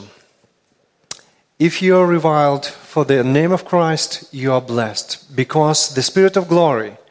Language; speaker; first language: English; non-native, fluent; Russian